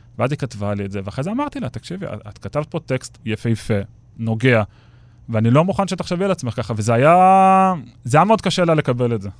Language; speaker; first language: Hebrew; native; Hebrew